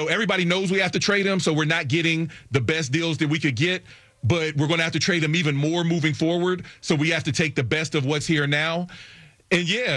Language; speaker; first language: English; native; English